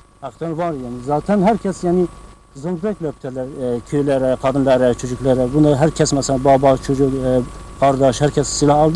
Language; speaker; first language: Turkish; non-native, learner; Kurdish